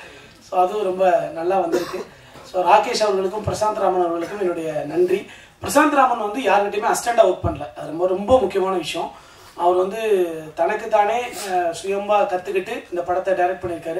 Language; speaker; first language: Tamil; native; Tamil